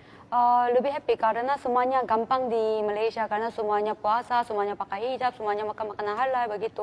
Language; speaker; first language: Indonesian; non-native, fluent; Korean